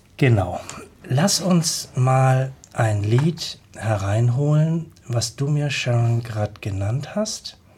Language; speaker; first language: German; native; German